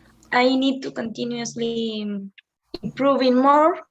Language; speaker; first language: English; non-native, learner; Spanish